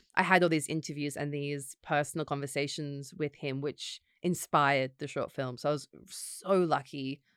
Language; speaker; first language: English; native; English